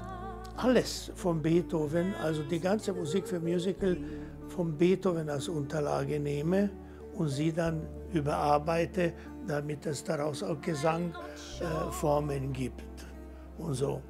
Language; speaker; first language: German; non-native, fluent; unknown